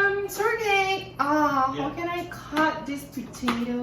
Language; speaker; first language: English; non-native, learner; Japanese